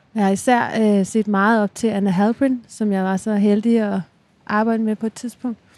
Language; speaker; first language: Danish; native; Danish